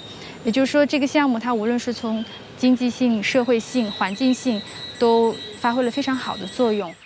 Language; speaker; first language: Chinese; native; Chinese